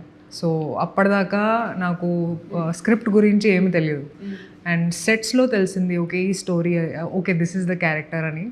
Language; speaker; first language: Telugu; non-native, local second language; Hindi